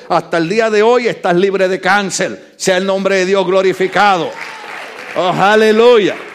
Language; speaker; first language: Spanish; native; Spanish